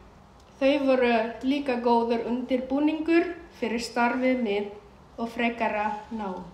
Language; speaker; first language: Icelandic; non-native, fluent; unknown